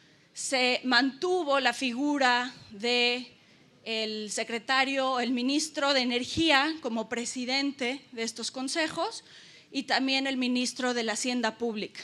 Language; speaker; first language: Spanish; native; Spanish